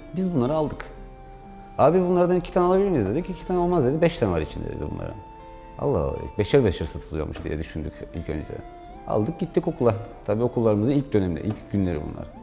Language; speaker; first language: Turkish; native; Turkish